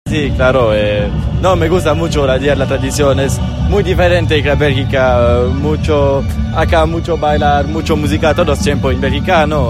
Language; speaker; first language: Spanish; non-native, learner; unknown